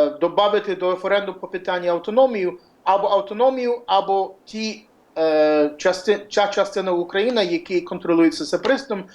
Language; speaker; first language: Ukrainian; early bilingual, heritage; Ukrainian